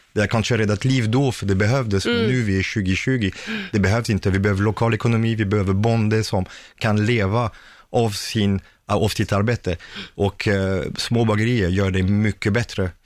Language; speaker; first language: Swedish; non-native, fluent; French